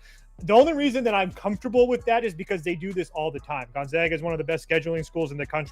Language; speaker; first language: English; native; English